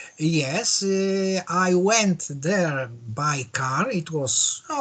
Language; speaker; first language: English; non-native, learner; Polish